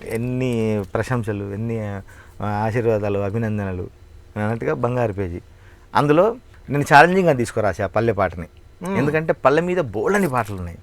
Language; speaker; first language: Telugu; native; Telugu